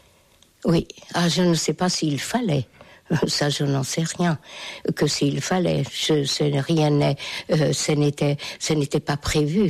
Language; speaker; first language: French; non-native, fluent; Hungarian